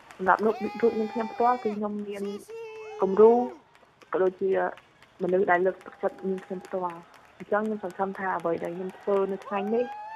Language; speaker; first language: Khmer; native; Khmer